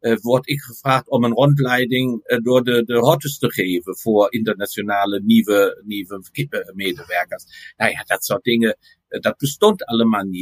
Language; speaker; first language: Dutch; non-native, fluent; German